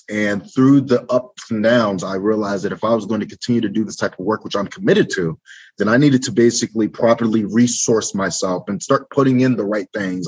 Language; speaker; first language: English; native; English